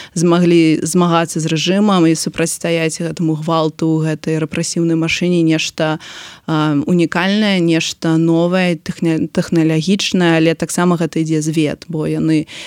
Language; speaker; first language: Belarusian; non-native, local second language; Russian